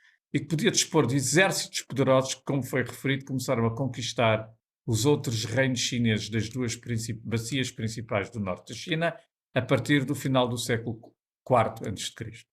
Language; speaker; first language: Portuguese; native; Portuguese